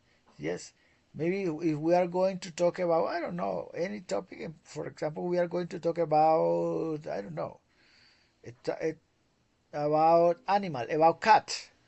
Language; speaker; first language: English; non-native, learner; Spanish